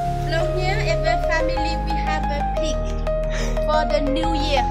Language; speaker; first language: English; non-native, learner; Hmong